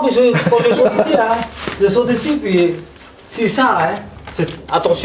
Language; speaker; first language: French; non-native, local second language; Vietnamese